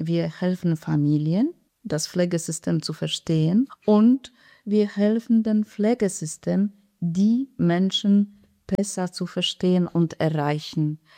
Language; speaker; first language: German; non-native, fluent; Polish